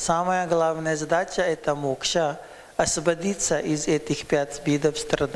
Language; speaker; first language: Russian; non-native, learner; Hindi